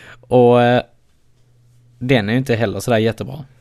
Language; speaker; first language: Swedish; native; Swedish